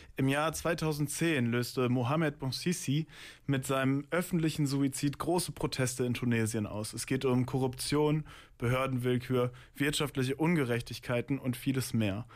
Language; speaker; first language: German; native; German